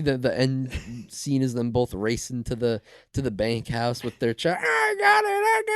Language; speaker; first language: English; native; English